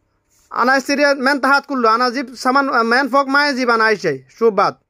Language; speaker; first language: Arabic; non-native, learner; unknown